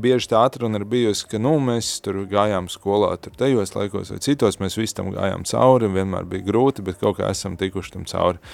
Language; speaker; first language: Latvian; native; Latvian